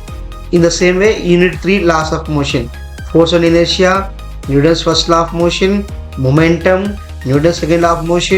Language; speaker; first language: English; non-native, local second language; Telugu